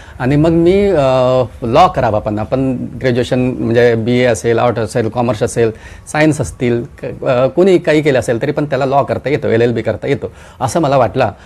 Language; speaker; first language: Marathi; non-native, local second language; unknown